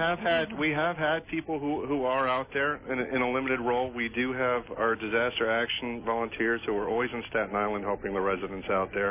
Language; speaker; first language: English; native; English